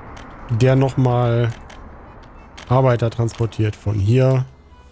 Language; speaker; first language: German; native; German